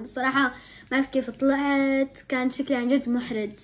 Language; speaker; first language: Arabic; native; Arabic